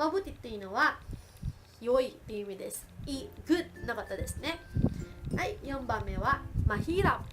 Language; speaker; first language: Japanese; early bilingual, other home language; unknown